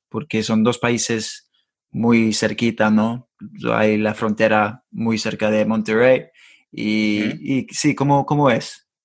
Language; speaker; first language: Spanish; non-native, fluent; English